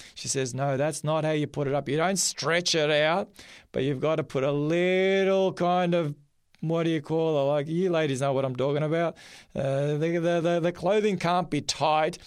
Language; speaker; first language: English; early bilingual, other home language; Macedonian